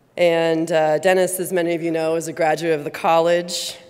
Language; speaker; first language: English; native; English